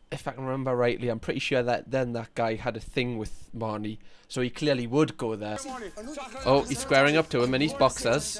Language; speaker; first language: English; native; English